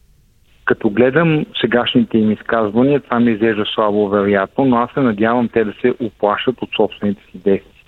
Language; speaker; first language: Bulgarian; native; Bulgarian